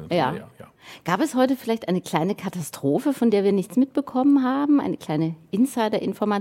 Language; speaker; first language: German; native; German